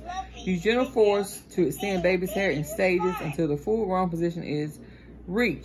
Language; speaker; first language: English; native; English